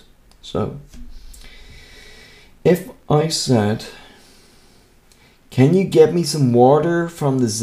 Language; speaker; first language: English; non-native, local second language; Hungarian